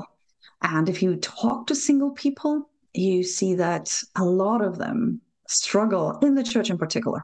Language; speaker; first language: English; non-native, fluent; Lithuanian